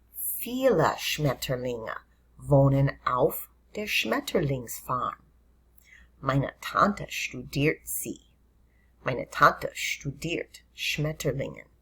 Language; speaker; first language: German; non-native, fluent; English